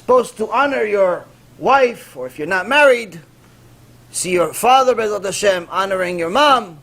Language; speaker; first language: English; non-native, fluent; Hebrew